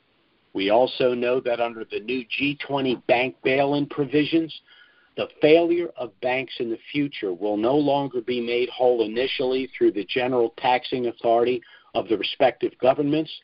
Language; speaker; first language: English; native; English